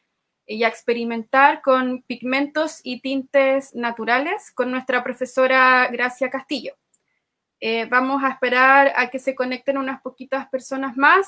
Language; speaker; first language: Spanish; native; Spanish